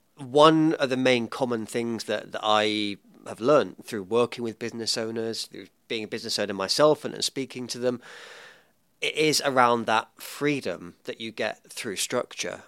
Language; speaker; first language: English; native; English